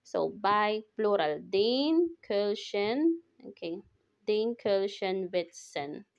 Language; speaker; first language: German; non-native, fluent; Filipino